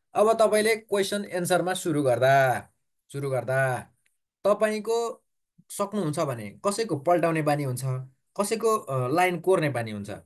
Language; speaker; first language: Nepali; native; Nepali